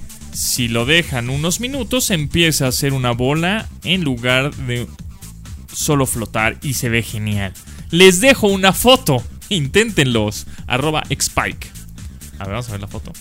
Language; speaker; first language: Spanish; native; Spanish